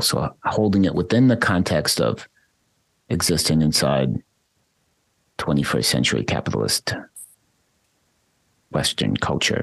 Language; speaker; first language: English; native; English